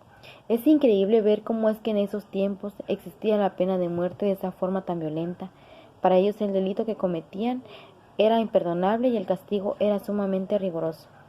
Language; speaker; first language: Spanish; native; Spanish